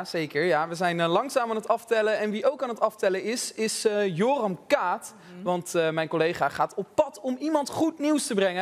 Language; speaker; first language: Dutch; native; Dutch